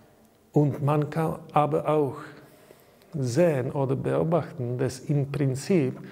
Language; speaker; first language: German; non-native, learner; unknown